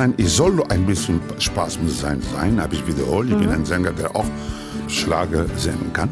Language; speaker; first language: German; non-native, fluent; Spanish